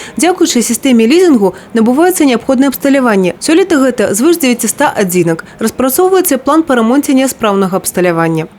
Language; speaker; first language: Belarusian; native; Belarusian